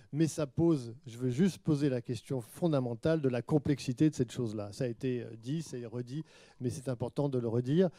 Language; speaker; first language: French; native; French